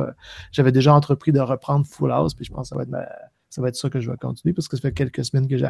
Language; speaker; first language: French; native; French